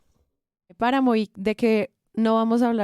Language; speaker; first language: Spanish; native; Spanish